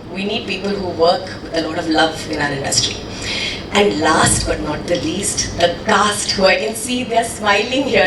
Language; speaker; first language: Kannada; non-native, local second language; Tamil